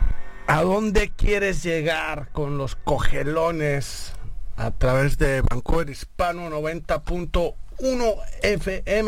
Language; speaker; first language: Spanish; native; Spanish